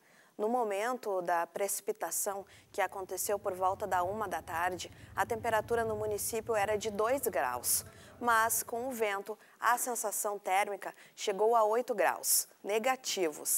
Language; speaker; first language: Portuguese; native; Portuguese